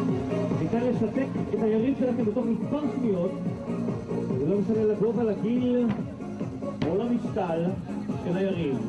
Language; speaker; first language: Hebrew; native; Hebrew